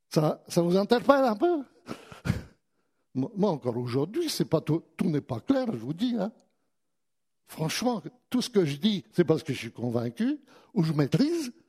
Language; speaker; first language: French; native; French